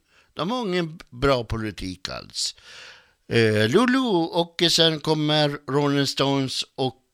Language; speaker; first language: Swedish; native; Swedish